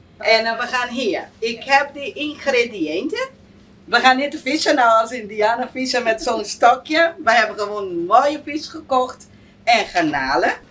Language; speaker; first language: Dutch; non-native, fluent; Portuguese